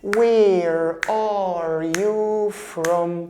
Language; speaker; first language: English; non-native, fluent; Arabic